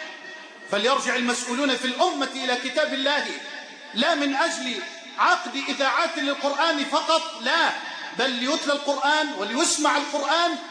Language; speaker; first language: Arabic; native; Arabic